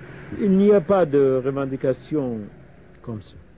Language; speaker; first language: French; non-native, fluent; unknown